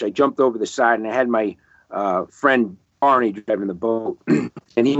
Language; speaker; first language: English; native; English